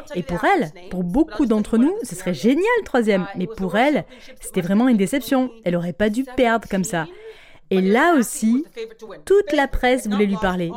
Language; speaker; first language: French; non-native, local second language; English